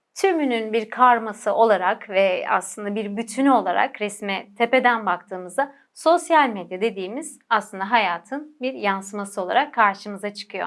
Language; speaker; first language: Turkish; native; Turkish